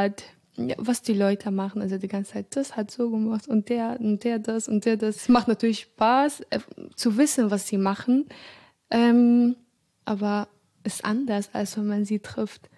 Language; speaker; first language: German; early bilingual, other home language; Arabic